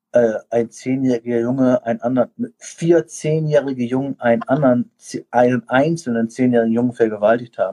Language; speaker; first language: German; native; German